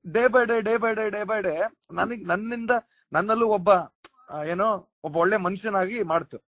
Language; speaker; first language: Kannada; native; Kannada